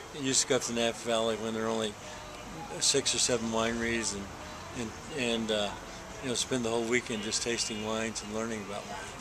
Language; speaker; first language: English; native; English